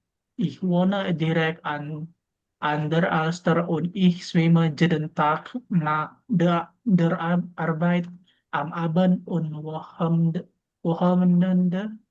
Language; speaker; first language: German; non-native, learner; Indonesian